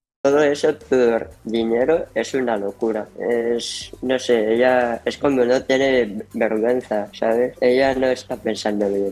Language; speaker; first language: Spanish; early bilingual, heritage; Spanish